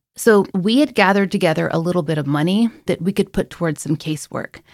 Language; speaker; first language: English; native; English